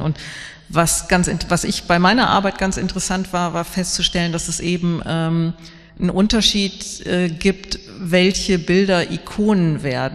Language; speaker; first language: German; native; German